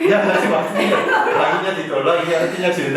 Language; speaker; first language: Indonesian; non-native, learner; Korean